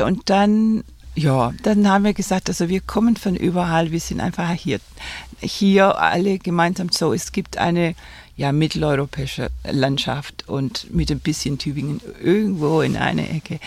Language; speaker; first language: German; non-native, fluent; Spanish